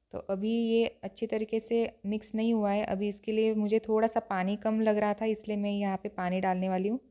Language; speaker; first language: Hindi; non-native, local second language; Marathi